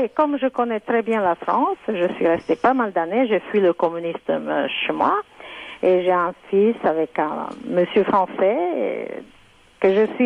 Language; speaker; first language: French; non-native, fluent; Serbian